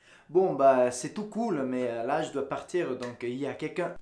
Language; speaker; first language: French; non-native, fluent; English